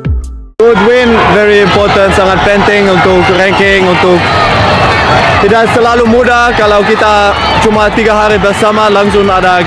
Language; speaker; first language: Indonesian; non-native, fluent; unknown